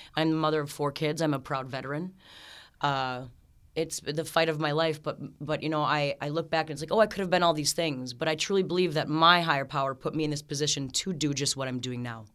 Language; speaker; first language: English; native; English